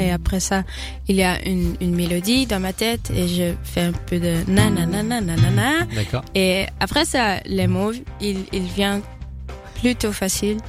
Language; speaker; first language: French; non-native, fluent; Dutch